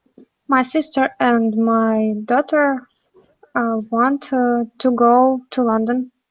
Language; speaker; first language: English; non-native, learner; Russian